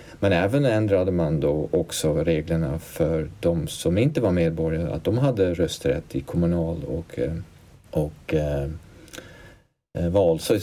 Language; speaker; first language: Swedish; non-native, fluent; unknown